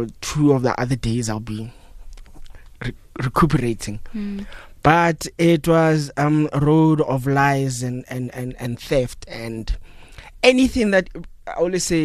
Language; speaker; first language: English; non-native, local second language; Northern Sotho